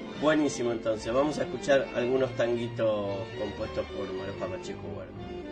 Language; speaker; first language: Spanish; native; Spanish